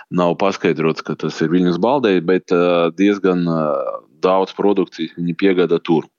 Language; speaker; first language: Latvian; non-native, local second language; Russian